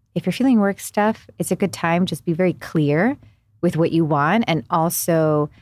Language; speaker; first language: English; native; English